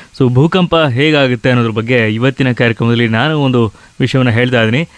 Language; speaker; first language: Kannada; native; Kannada